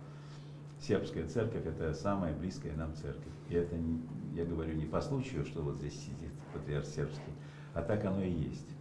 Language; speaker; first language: Russian; native; Russian